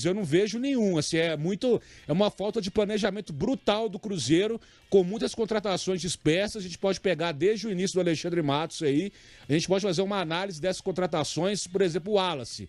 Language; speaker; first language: Portuguese; native; Portuguese